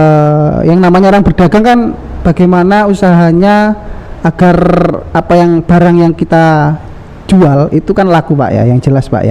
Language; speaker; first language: Indonesian; native; Indonesian